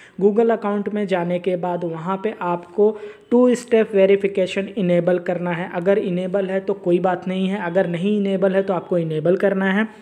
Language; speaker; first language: Hindi; native; Hindi